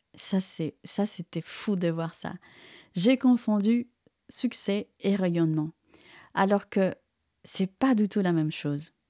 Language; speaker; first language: French; non-native, fluent; Spanish